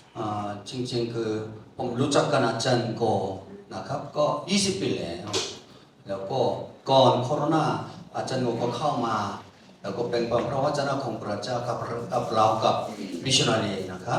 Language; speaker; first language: Thai; non-native, fluent; Korean